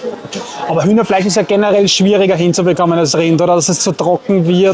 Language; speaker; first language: German; native; German